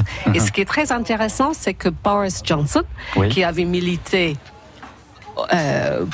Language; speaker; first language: French; non-native, fluent; English